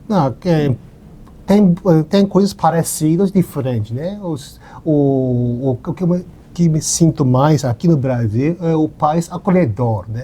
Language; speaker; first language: Portuguese; non-native, learner; Japanese